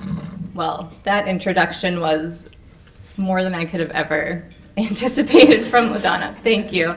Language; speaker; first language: English; native; English